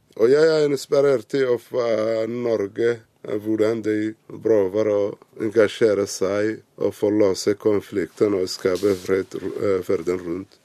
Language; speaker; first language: Norwegian; non-native, fluent; Somali